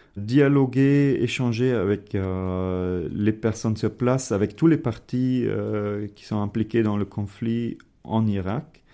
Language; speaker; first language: French; non-native, fluent; German